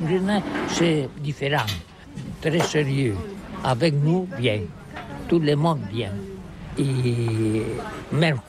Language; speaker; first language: French; non-native, learner; Catalan